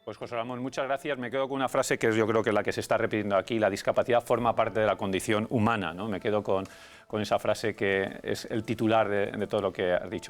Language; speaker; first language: Spanish; native; Spanish